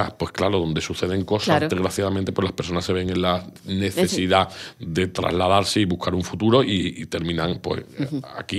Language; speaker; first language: Spanish; native; Spanish